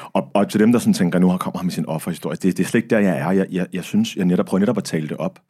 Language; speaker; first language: Danish; early bilingual, other home language; Arabic